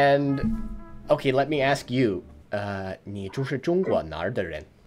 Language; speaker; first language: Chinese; non-native, fluent; English